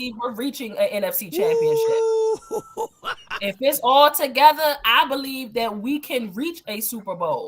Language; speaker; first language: English; native; English